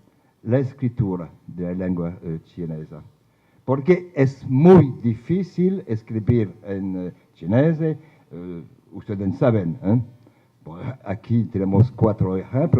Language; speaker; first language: Spanish; non-native, fluent; French